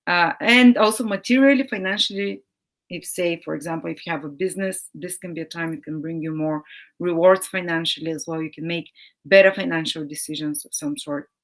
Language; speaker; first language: English; non-native, fluent; Bulgarian